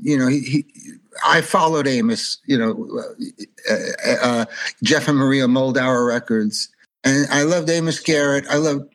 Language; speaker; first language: English; native; English